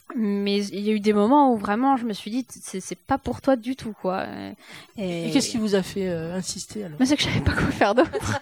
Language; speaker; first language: French; native; French